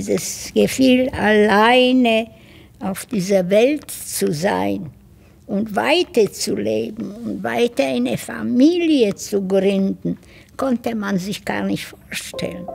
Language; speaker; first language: German; non-native, fluent; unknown